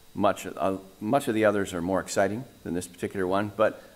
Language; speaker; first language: English; native; English